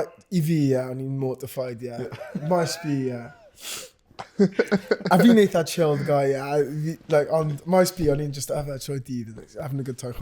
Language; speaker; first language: Welsh; native; Welsh